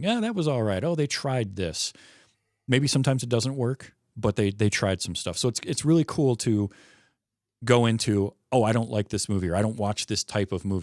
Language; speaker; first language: English; native; English